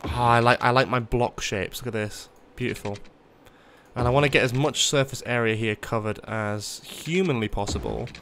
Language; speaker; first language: English; native; English